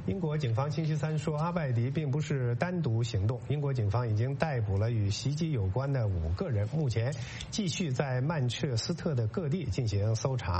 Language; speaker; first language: Chinese; native; Chinese